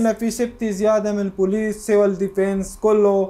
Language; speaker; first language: Arabic; non-native, learner; Urdu